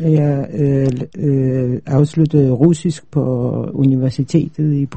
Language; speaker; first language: Danish; non-native, fluent; Polish